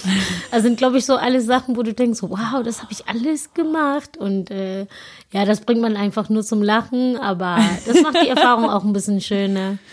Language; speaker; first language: German; non-native, fluent; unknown